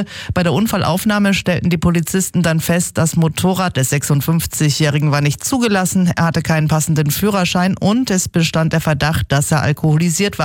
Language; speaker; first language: German; native; German